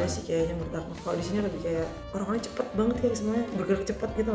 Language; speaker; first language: Indonesian; native; Indonesian